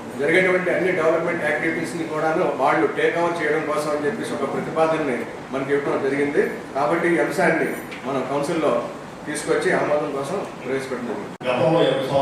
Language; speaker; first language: Telugu; native; Telugu